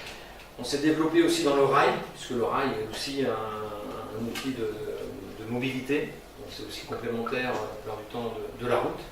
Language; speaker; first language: French; native; French